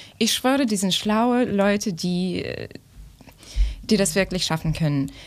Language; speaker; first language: German; non-native, fluent; Ukrainian